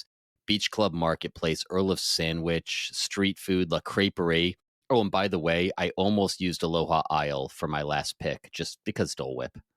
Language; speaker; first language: English; native; English